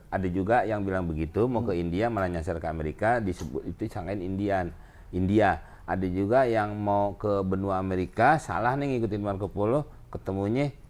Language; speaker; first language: Indonesian; native; Indonesian